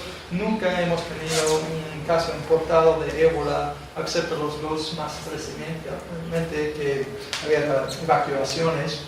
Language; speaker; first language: Spanish; non-native, fluent; English